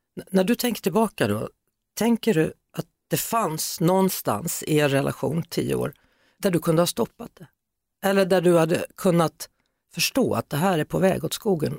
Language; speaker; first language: Swedish; native; Swedish